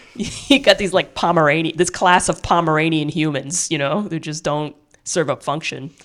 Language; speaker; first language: English; native; English